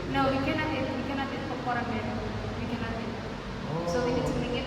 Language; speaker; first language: English; non-native, learner; Indonesian